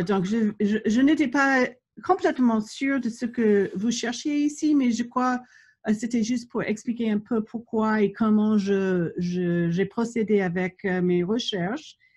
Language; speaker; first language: French; non-native, fluent; English